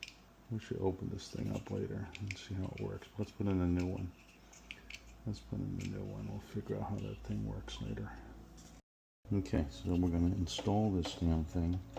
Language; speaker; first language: English; native; English